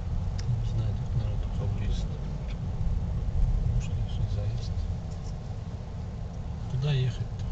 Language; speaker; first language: Russian; native; Russian